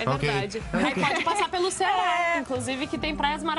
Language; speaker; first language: Portuguese; native; Portuguese